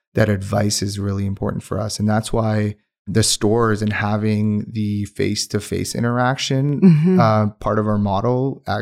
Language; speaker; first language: English; non-native, local second language; Urdu